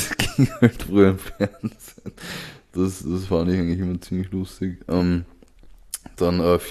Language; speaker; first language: German; native; German